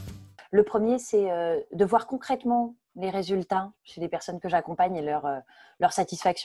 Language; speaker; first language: French; native; French